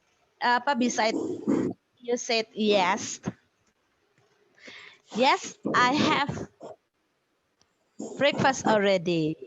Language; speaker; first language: English; non-native, fluent; Indonesian